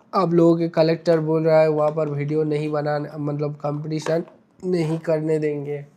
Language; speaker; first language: Hindi; non-native, local second language; Bangla